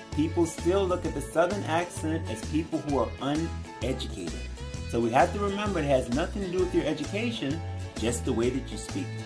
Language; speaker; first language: English; native; English